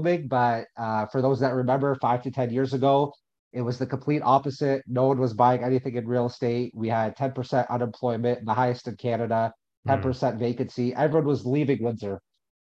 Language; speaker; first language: English; native; English